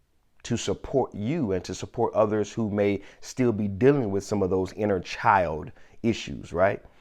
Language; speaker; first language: English; native; English